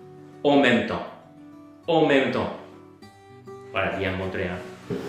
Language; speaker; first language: French; non-native, learner; Japanese